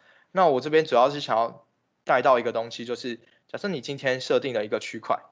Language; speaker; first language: Chinese; native; Chinese